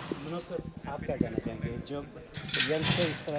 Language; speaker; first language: Hindi; native; Hindi